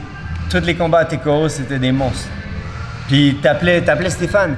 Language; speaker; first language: French; native; French